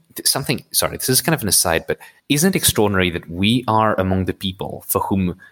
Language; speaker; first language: English; early bilingual, other home language; Arabic